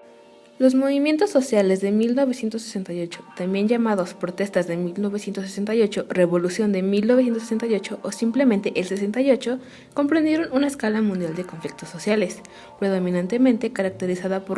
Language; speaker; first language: Spanish; native; Spanish